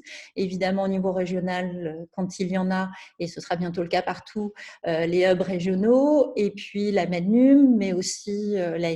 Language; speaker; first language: French; native; French